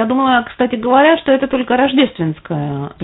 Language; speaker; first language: Russian; native; Russian